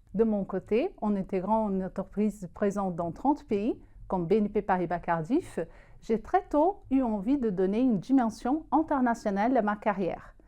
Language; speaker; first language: French; non-native, fluent; Portuguese